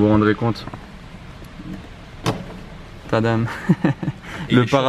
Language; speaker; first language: French; native; French